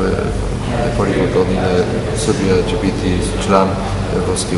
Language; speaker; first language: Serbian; non-native, learner; German